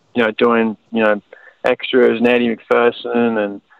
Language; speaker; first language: English; native; English